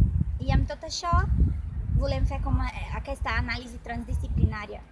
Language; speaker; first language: Catalan; non-native, fluent; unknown